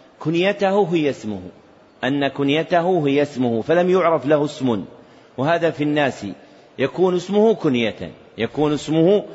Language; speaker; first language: Arabic; native; Arabic